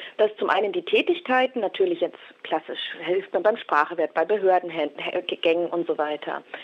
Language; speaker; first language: German; native; German